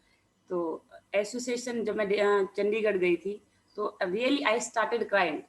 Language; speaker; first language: Hindi; native; Hindi